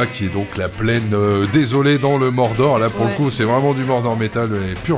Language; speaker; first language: French; native; French